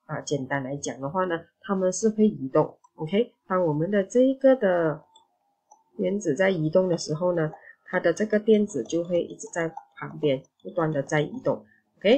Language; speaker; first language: Chinese; native; Chinese